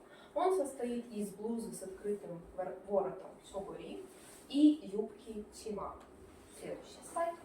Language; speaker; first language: Russian; native; Russian